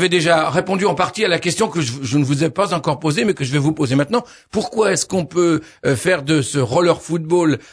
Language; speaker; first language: French; native; French